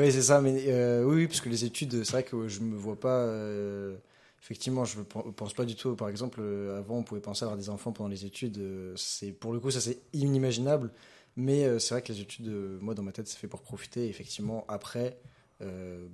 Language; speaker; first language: French; native; French